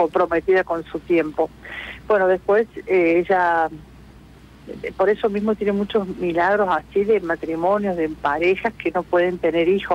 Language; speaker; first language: Spanish; native; Spanish